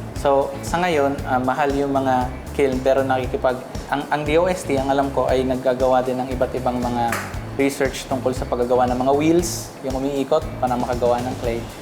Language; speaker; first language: Filipino; native; Filipino